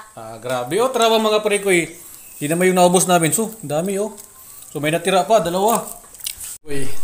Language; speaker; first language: Filipino; non-native, local second language; Cebuano